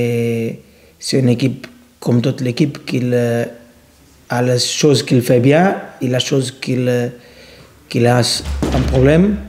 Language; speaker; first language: French; non-native, learner; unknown